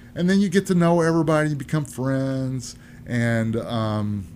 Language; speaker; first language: English; native; English